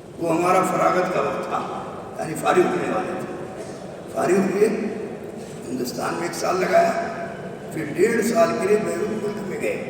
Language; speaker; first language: Urdu; native; Urdu